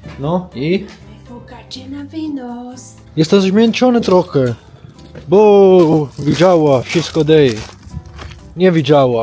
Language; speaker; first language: Polish; non-native, learner; Italian